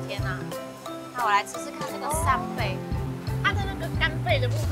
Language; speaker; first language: Chinese; native; Chinese